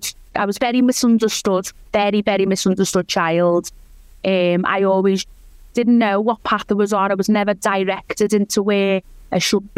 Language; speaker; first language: English; native; English